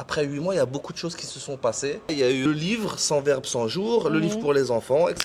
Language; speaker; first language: French; native; French